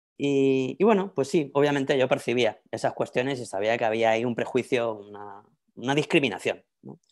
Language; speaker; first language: Spanish; native; Spanish